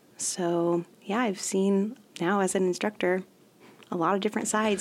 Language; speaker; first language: English; native; English